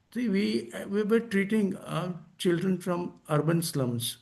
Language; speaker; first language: English; non-native, local second language; Gujarati